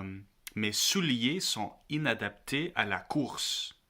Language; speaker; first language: French; non-native, learner; English